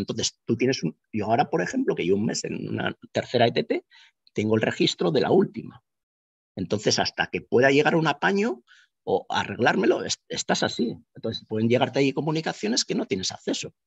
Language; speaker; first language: Spanish; native; Spanish